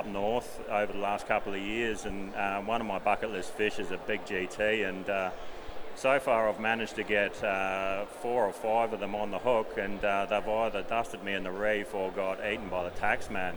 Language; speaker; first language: English; native; English